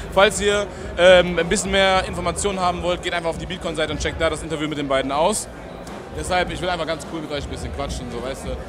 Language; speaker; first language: German; early bilingual, other home language; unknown